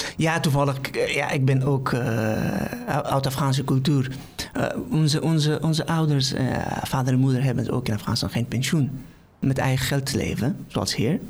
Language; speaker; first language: Dutch; non-native, fluent; Persian